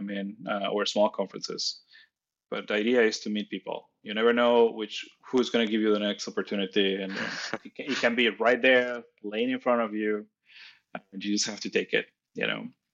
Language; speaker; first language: English; non-native, fluent; Spanish